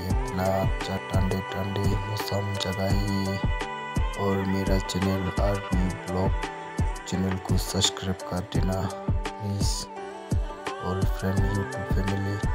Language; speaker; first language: Hindi; non-native, local second language; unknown